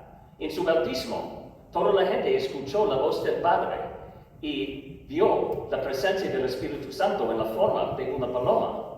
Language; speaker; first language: Spanish; non-native, learner; English